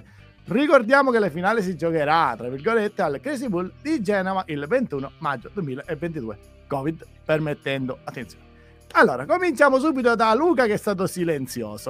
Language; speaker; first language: Italian; native; Italian